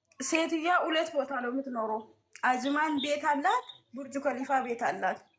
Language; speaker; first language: Amharic; non-native, local second language; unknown